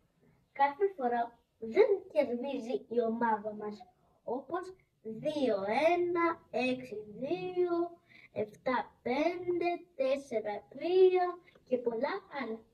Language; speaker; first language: Greek; early bilingual, other home language; Chinese